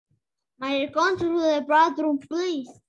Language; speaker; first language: English; non-native, learner; Spanish